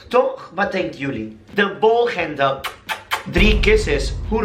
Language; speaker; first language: Dutch; non-native, learner; English